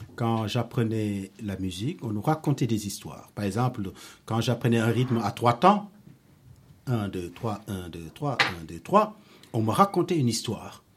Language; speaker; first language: French; non-native, local second language; Wolof